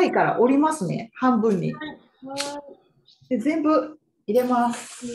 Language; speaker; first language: Japanese; native; Japanese